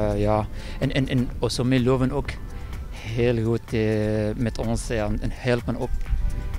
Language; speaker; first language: Dutch; non-native, learner; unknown